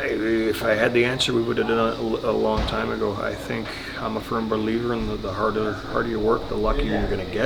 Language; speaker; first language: English; native; English